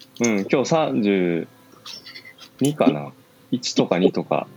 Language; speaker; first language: Japanese; native; Japanese